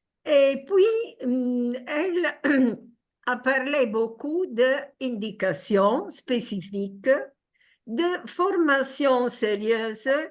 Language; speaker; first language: French; non-native, fluent; Italian